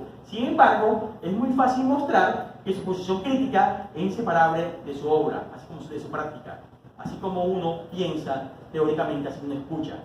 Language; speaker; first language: Spanish; native; Spanish